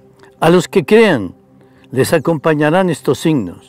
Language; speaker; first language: Spanish; native; Spanish